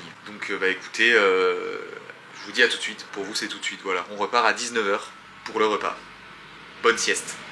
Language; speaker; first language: French; native; French